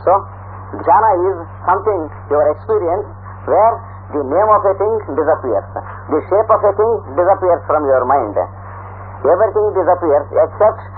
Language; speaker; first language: English; non-native, local second language; Telugu